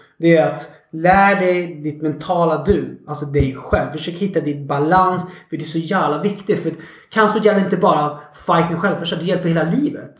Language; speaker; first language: Swedish; early bilingual, other home language; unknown